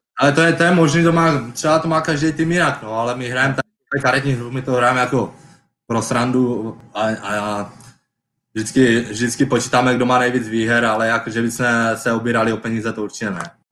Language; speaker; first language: Czech; native; Czech